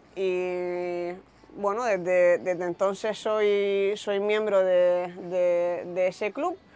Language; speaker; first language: Spanish; native; Spanish